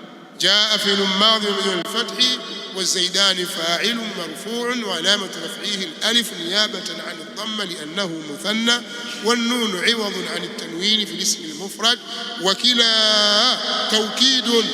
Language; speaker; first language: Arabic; non-native, fluent; Swahili